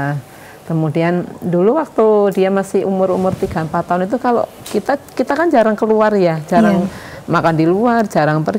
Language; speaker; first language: Indonesian; native; Indonesian